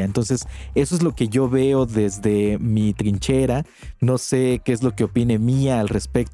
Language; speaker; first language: Spanish; native; Spanish